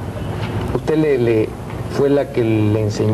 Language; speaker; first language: Spanish; native; Spanish